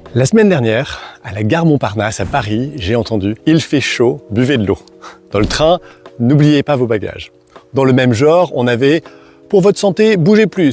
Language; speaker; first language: French; native; French